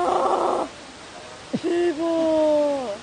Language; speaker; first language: Korean; non-native, learner; Japanese